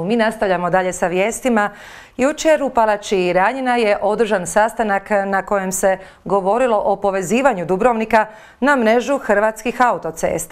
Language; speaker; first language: Serbian; native; Serbian